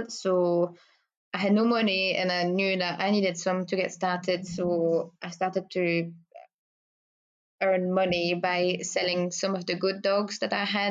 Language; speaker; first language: English; non-native, fluent; French